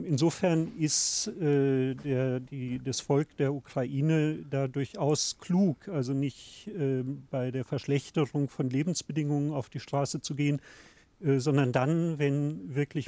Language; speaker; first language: German; native; German